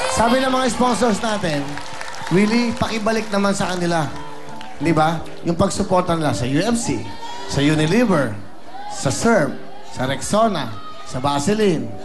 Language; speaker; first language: Filipino; native; Filipino